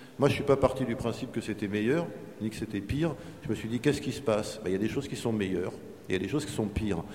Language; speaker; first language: French; native; French